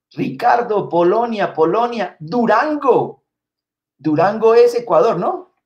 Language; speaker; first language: Spanish; native; Spanish